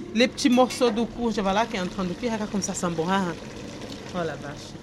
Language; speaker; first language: French; non-native, fluent; Portuguese